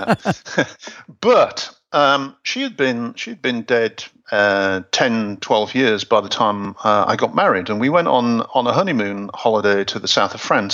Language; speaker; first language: English; native; English